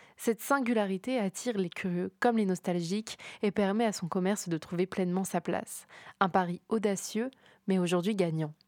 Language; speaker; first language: French; native; French